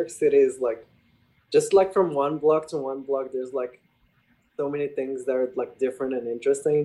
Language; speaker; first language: English; non-native, fluent; Arabic